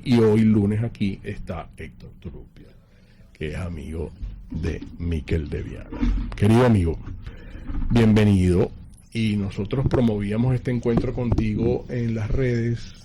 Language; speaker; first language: Spanish; native; Spanish